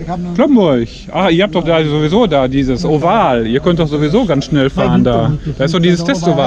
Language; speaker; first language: German; native; German